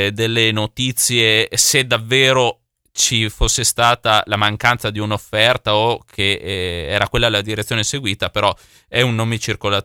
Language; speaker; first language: Italian; native; Italian